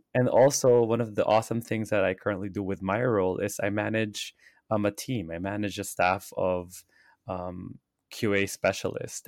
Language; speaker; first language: English; non-native, local second language; Filipino